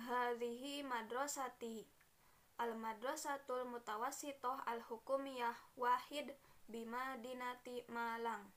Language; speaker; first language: Arabic; non-native, learner; Indonesian